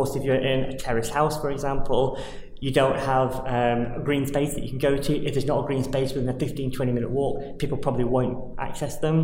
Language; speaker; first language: English; native; English